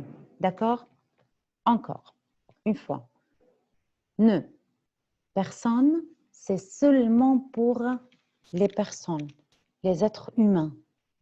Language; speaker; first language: French; non-native, fluent; Arabic